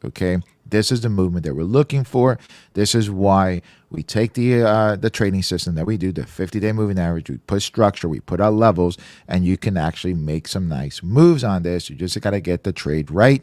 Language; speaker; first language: English; native; English